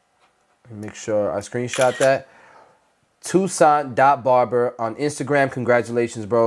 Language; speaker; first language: English; native; English